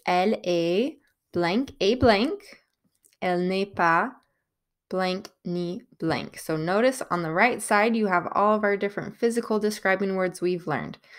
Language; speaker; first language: English; native; English